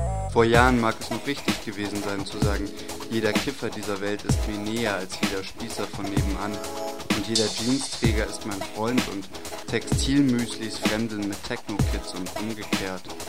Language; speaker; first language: German; native; German